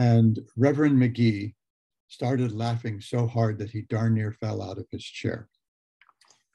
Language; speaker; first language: English; native; English